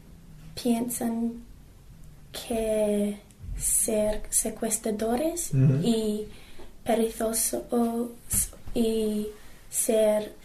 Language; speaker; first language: Spanish; non-native, learner; English